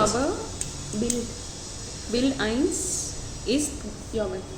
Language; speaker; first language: German; non-native, learner; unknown